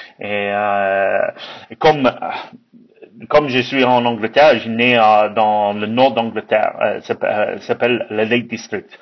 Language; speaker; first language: French; non-native, learner; English